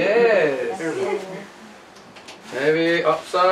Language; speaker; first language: English; non-native, learner; Japanese